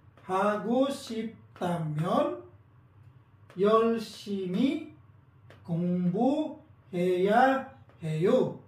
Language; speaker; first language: Korean; non-native, fluent; Filipino